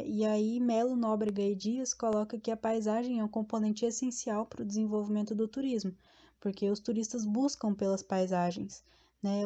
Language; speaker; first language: Portuguese; native; Portuguese